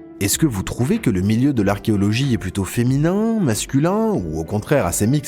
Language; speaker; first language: French; native; French